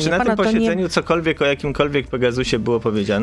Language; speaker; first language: Polish; native; Polish